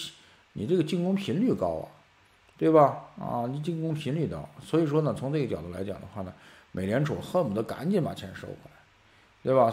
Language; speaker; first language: Chinese; native; Chinese